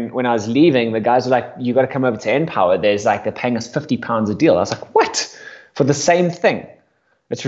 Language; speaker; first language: English; native; English